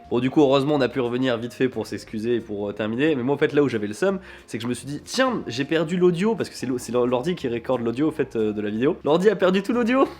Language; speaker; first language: French; native; French